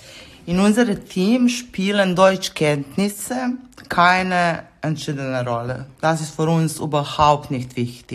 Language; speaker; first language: German; non-native, fluent; Serbian